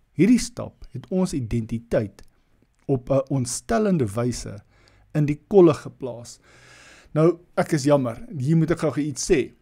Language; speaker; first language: Afrikaans; non-native, local second language; English